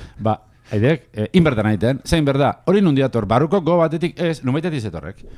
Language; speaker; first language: Basque; native; Basque